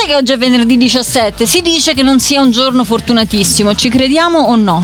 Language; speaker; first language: Italian; native; Italian